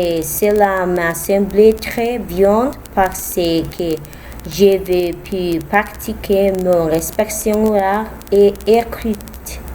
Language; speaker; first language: French; non-native, learner; Spanish